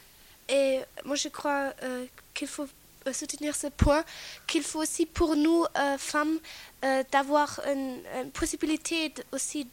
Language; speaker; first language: French; non-native, fluent; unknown